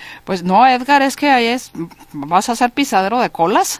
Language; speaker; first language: Spanish; native; Spanish